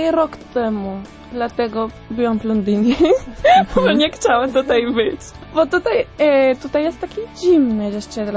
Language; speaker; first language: Polish; early bilingual, heritage; Spanish